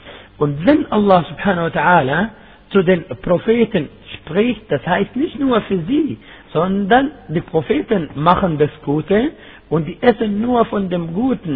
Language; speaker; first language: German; non-native, fluent; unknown